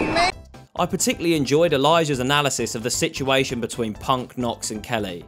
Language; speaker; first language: English; native; English